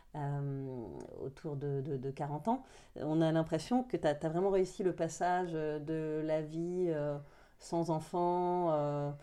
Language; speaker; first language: French; native; French